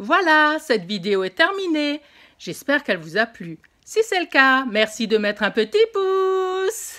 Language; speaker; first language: French; native; French